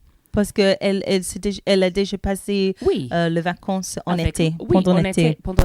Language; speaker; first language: French; non-native, learner; English